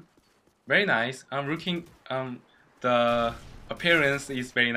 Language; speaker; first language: English; non-native, learner; Korean